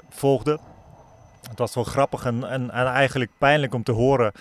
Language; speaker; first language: Dutch; non-native, fluent; Ukrainian